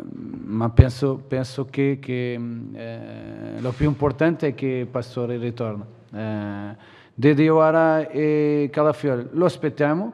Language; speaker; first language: Italian; non-native, fluent; Portuguese